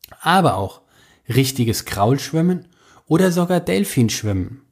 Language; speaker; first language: German; native; German